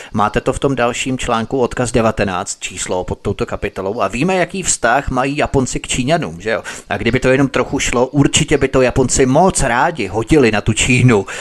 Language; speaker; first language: Czech; native; Czech